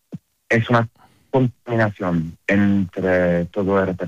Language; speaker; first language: Spanish; non-native, learner; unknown